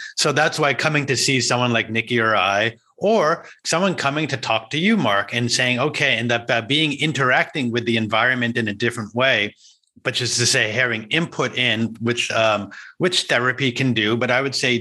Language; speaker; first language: English; native; English